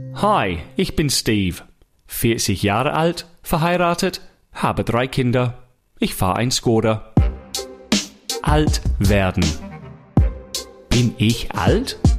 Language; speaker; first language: German; non-native, fluent; English